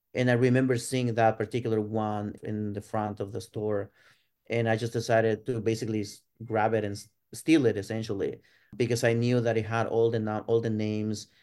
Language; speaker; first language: English; non-native, fluent; Spanish